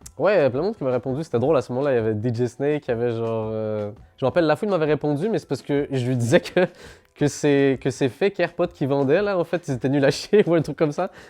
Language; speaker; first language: French; early bilingual, other home language; Arabic